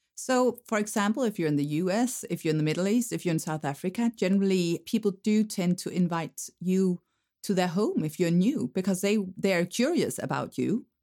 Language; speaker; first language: English; non-native, fluent; Danish